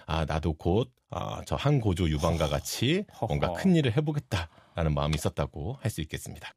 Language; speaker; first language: Korean; native; Korean